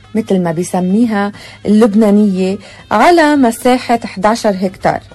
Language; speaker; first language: Arabic; native; Arabic